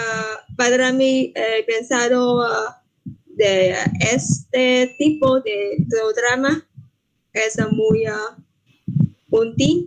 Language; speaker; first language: Spanish; non-native, learner; Vietnamese